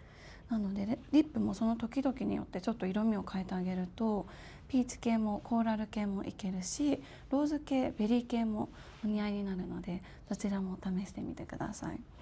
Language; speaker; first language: Japanese; native; Japanese